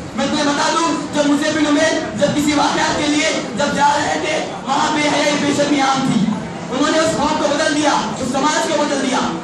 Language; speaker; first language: Urdu; native; Urdu